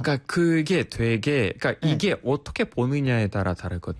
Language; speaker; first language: Korean; non-native, fluent; Russian